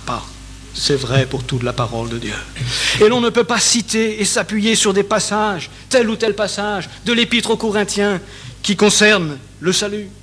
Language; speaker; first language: French; native; French